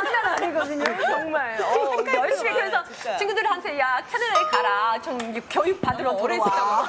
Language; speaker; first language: Korean; non-native, fluent; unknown